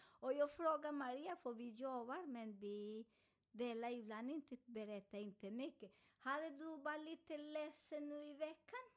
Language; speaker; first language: Swedish; non-native, fluent; Spanish